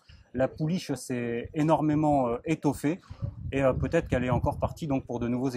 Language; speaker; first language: French; native; French